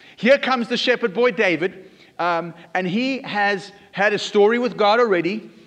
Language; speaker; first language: English; native; English